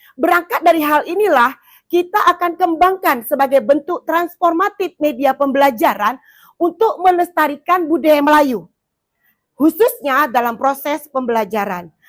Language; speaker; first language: Indonesian; native; Indonesian